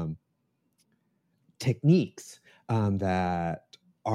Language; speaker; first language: English; native; English